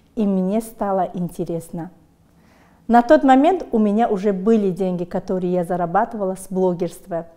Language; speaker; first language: Russian; non-native, local second language; Tajik